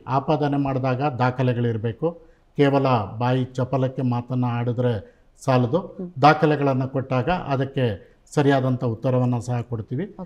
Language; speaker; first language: Kannada; non-native, local second language; Urdu